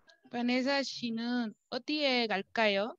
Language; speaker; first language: Korean; non-native, learner; Spanish